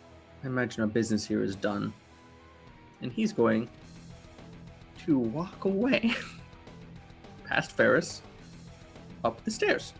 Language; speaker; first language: English; native; English